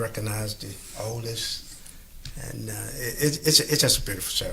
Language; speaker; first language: English; native; English